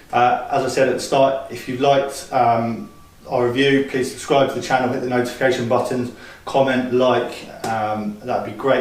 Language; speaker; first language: English; native; English